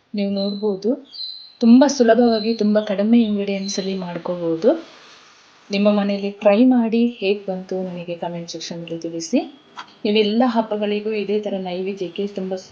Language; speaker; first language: Kannada; native; Kannada